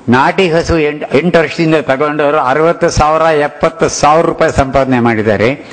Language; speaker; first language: Kannada; non-native, local second language; Telugu